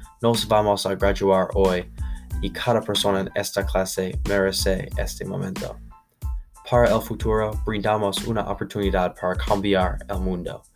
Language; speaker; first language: Spanish; non-native, learner; English